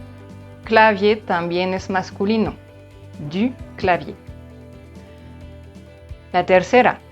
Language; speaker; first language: Spanish; non-native, fluent; French